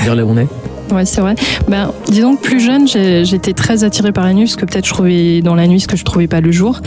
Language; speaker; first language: French; native; French